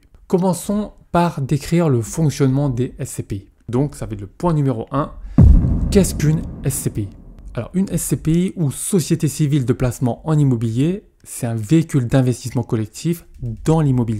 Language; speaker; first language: French; native; French